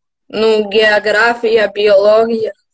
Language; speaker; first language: Russian; non-native, local second language; Ukrainian